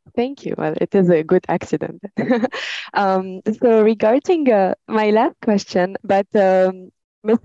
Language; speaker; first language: English; non-native, fluent; Arabic